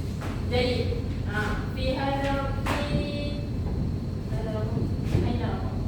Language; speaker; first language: Arabic; non-native, learner; Malay